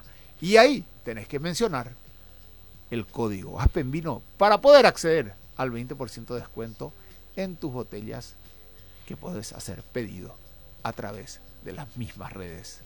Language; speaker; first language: Spanish; native; Spanish